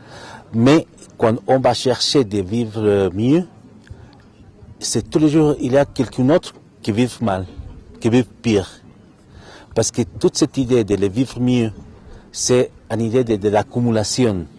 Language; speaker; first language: French; non-native, fluent; Spanish